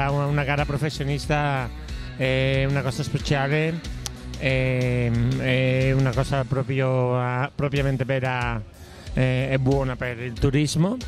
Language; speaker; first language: Italian; non-native, learner; Spanish